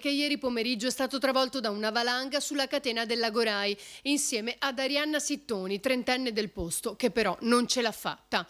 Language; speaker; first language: Italian; native; Italian